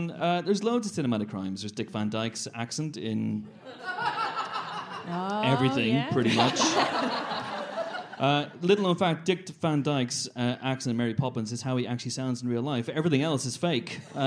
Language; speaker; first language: English; native; English